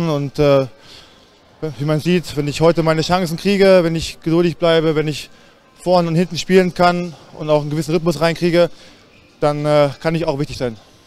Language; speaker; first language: German; native; German